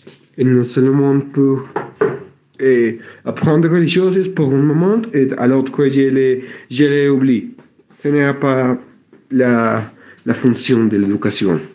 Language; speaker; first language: French; non-native, learner; Spanish